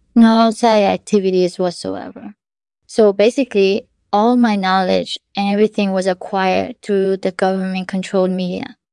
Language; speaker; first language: English; non-native, fluent; Korean